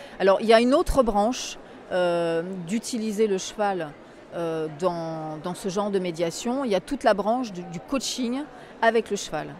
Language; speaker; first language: French; native; French